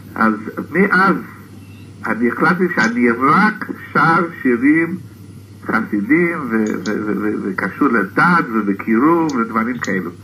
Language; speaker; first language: Hebrew; early bilingual, other home language; English